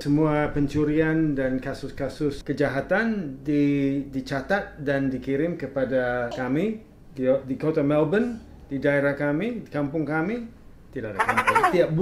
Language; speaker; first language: Indonesian; non-native, fluent; English